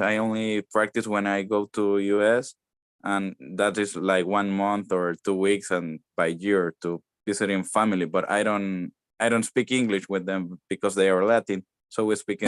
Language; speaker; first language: English; non-native, learner; Spanish